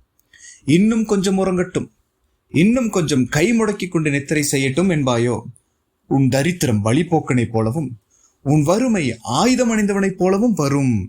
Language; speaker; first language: Tamil; native; Tamil